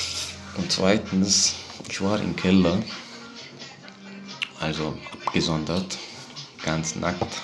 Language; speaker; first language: German; non-native, fluent; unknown